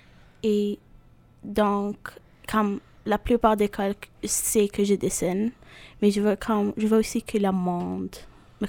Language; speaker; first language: French; non-native, fluent; Arabic